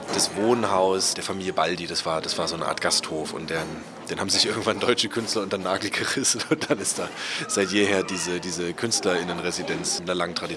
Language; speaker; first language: German; native; German